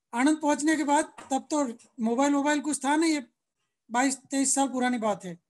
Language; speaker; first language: Hindi; non-native, local second language; Gujarati